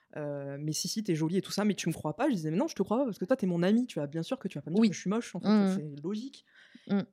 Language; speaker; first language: French; native; French